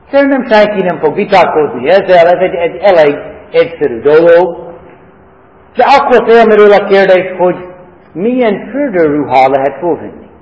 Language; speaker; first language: Hungarian; non-native, fluent; English